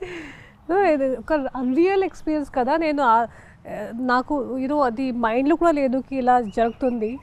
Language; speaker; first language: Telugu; non-native, local second language; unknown